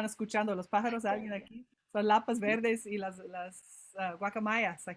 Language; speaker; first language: Spanish; non-native, fluent; English